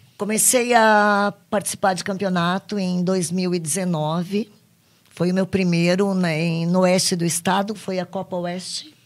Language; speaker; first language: Portuguese; native; Portuguese